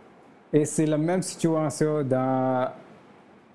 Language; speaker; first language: French; non-native, learner; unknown